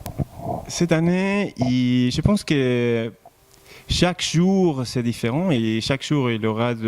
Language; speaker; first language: French; non-native, fluent; Spanish